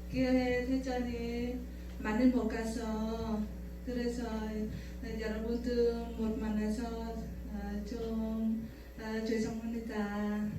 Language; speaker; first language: Korean; non-native, learner; Vietnamese